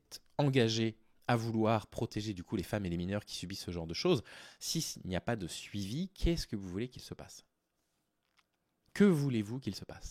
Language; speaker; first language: French; native; French